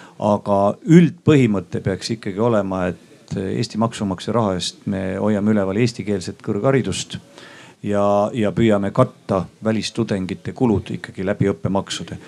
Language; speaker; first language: Estonian; native; Estonian